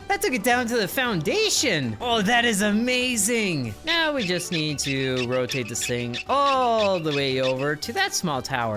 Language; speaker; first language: English; native; English